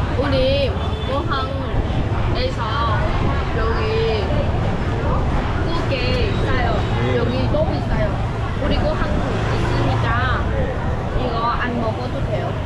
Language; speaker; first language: Korean; non-native, learner; Vietnamese